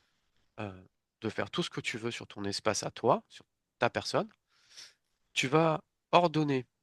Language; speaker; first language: French; native; French